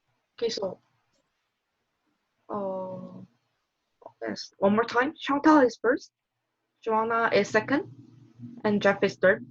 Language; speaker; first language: English; non-native, learner; Korean